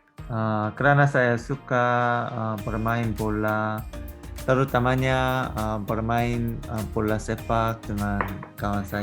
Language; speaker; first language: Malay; non-native, learner; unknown